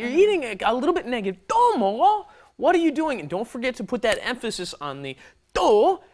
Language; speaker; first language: English; native; English